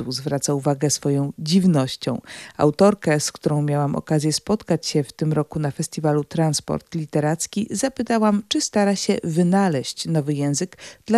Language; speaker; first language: Polish; non-native, fluent; German